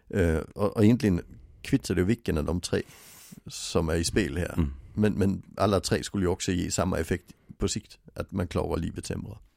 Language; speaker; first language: Swedish; native; Swedish